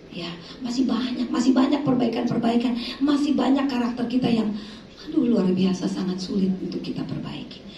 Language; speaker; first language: Indonesian; native; Indonesian